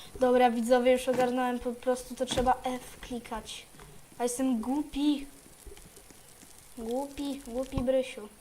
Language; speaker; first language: Polish; native; Polish